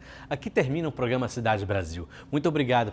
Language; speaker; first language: Portuguese; native; Portuguese